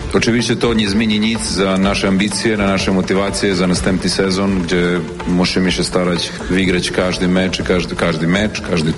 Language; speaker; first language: Polish; non-native, fluent; Serbian